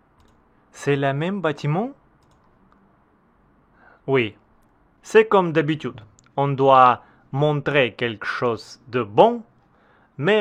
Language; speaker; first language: French; non-native, learner; Russian